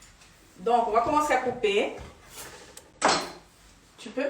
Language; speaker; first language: French; non-native, fluent; Portuguese